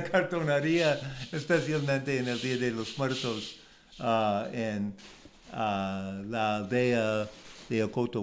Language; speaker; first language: Spanish; non-native, learner; English